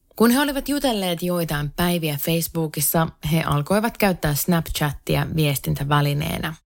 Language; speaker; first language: Finnish; native; Finnish